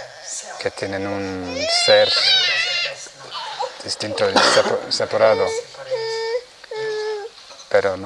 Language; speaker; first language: Spanish; non-native, fluent; Vietnamese